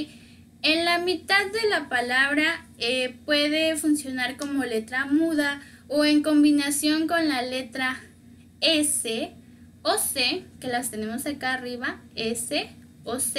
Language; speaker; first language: Spanish; native; Spanish